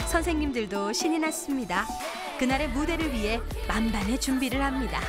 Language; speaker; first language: Korean; native; Korean